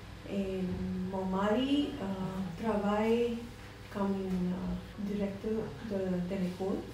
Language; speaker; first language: French; non-native, learner; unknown